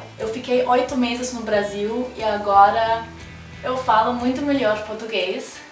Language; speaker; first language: Portuguese; non-native, fluent; German